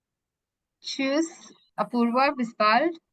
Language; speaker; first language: German; non-native, learner; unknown